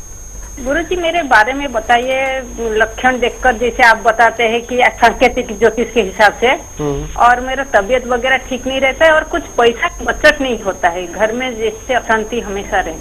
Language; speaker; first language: Hindi; non-native, local second language; Odia